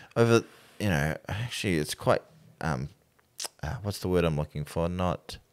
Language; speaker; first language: English; native; English